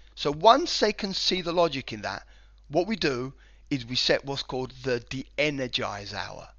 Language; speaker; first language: English; non-native, fluent; Spanish